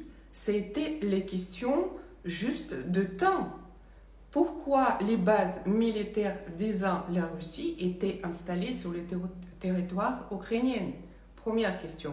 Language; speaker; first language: French; non-native, fluent; Russian